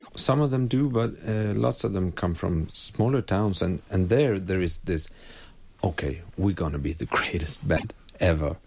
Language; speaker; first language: English; non-native, fluent; Swedish